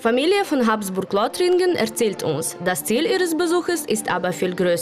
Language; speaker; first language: German; non-native, fluent; Ukrainian